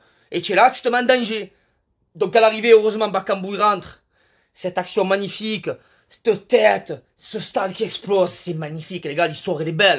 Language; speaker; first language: French; native; French